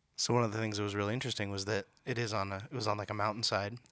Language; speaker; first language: English; native; English